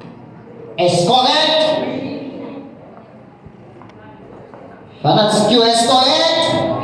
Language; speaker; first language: French; non-native, local second language; Haitian Creole